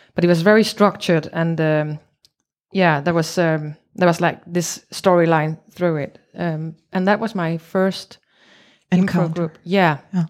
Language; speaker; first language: English; non-native, fluent; Danish